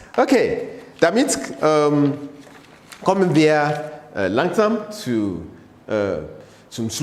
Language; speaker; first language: German; non-native, fluent; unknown